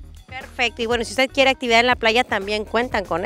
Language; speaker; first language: Spanish; native; Spanish